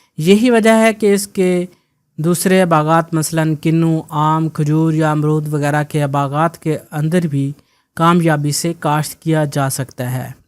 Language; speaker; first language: Urdu; non-native, local second language; Punjabi